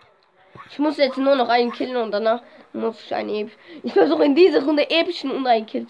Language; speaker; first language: German; native; German